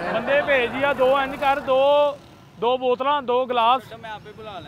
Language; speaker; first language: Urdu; non-native, local second language; Punjabi